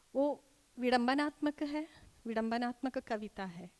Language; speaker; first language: Hindi; non-native, local second language; Kannada